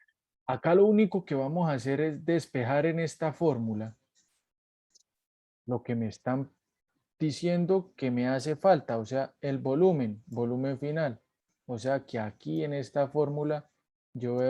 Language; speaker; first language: Spanish; native; Spanish